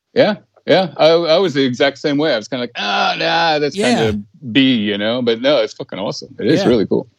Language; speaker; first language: English; native; English